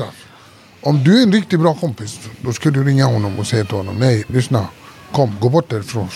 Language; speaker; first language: Swedish; early bilingual, other home language; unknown